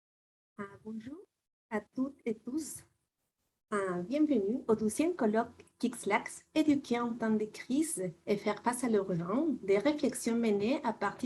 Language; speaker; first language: French; non-native, fluent; Spanish